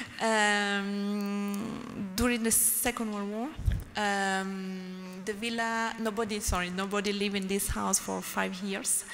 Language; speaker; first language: English; non-native, learner; French